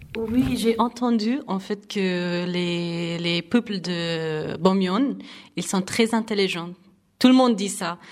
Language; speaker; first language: French; non-native, fluent; Persian